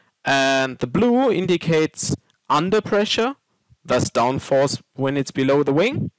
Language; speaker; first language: English; non-native, fluent; German